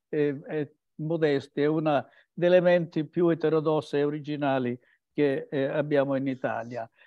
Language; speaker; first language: Italian; native; Italian